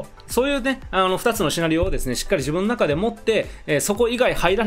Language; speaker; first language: Japanese; native; Japanese